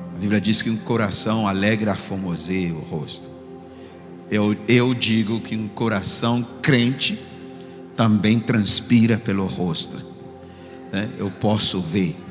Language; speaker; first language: Portuguese; non-native, fluent; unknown